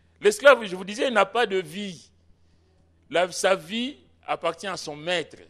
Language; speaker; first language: French; non-native, local second language; Lingala